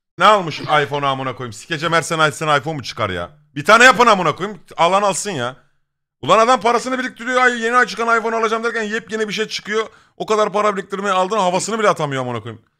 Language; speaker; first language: Turkish; native; Turkish